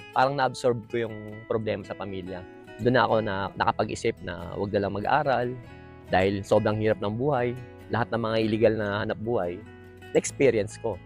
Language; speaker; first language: Filipino; native; Filipino